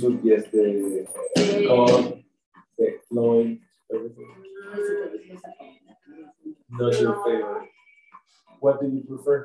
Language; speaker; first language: English; non-native, fluent; Spanish